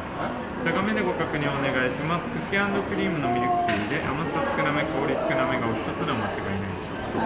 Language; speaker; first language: Japanese; native; Japanese